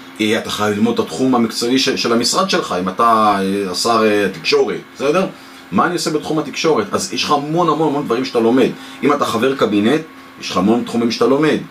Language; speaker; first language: Hebrew; native; Hebrew